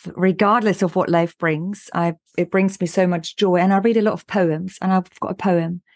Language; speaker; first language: English; non-native, fluent; German